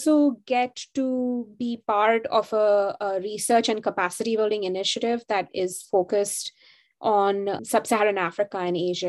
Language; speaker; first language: English; non-native, local second language; Hindi